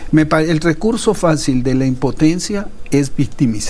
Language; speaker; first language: Spanish; native; Spanish